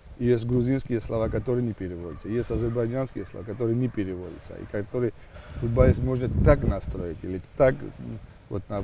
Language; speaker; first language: Russian; non-native, local second language; Georgian